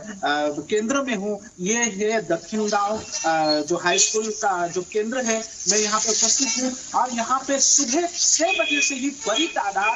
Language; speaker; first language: Hindi; non-native, local second language; Assamese